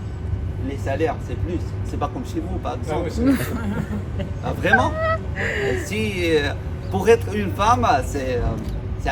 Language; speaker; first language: French; non-native, fluent; Arabic